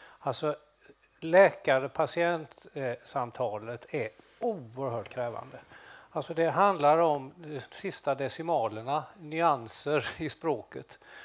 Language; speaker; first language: Swedish; native; Swedish